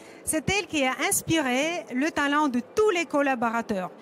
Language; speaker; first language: French; non-native, fluent; Russian